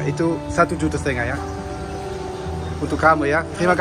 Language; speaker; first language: Indonesian; non-native, learner; German